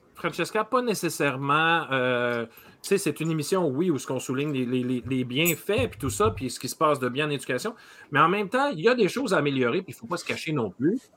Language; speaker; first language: French; native; French